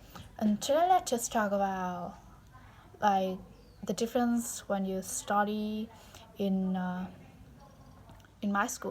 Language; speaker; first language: English; non-native, learner; Vietnamese